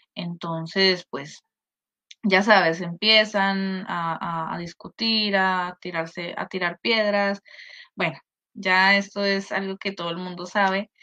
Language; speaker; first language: Spanish; native; Spanish